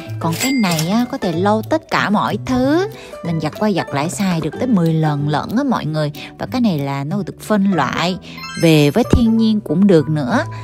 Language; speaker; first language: Vietnamese; early bilingual, heritage; Korean